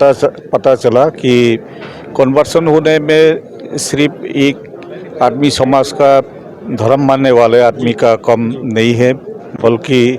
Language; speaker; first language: Hindi; non-native, local second language; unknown